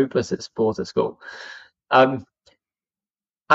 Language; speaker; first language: English; native; English